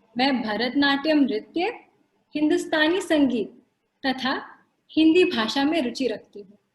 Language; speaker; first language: Hindi; non-native, local second language; Marathi